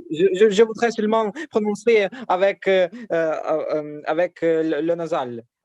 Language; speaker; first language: French; non-native, learner; Ukrainian